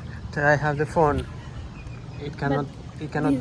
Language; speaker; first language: English; non-native, learner; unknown